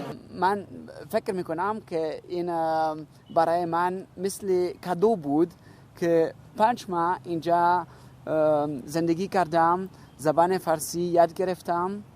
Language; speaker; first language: Persian; non-native, learner; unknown